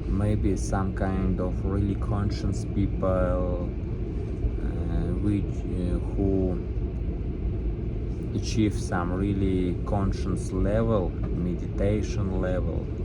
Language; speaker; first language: English; non-native, learner; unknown